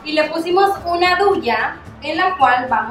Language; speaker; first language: Spanish; native; Spanish